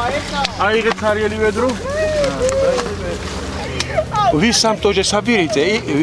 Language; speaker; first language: Russian; non-native, fluent; Georgian